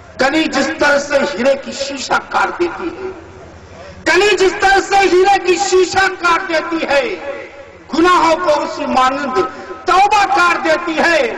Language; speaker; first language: Urdu; native; Urdu